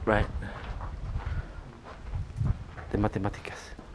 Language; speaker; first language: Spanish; non-native, learner; English